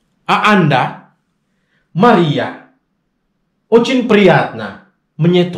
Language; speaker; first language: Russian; non-native, fluent; Indonesian